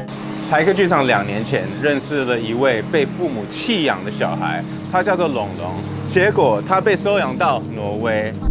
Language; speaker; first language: Chinese; native; Chinese